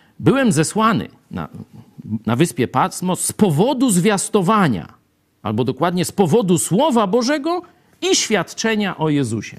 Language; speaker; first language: Polish; native; Polish